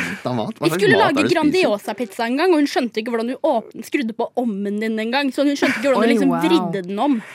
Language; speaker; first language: Norwegian; native; Norwegian